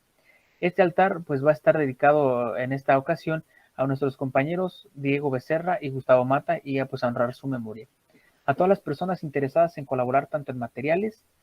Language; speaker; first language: Spanish; native; Spanish